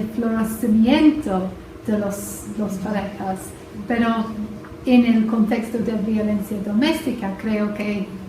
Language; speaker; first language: Spanish; non-native, fluent; English